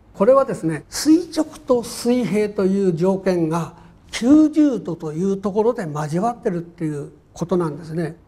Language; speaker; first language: Japanese; native; Japanese